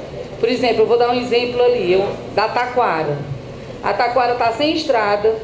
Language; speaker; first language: Portuguese; native; Portuguese